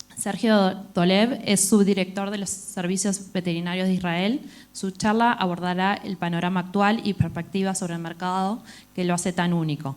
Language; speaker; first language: Spanish; native; Spanish